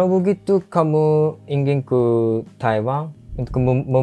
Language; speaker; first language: Indonesian; non-native, learner; Japanese